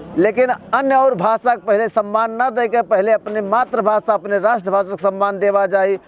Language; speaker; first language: Hindi; non-native, local second language; Awadhi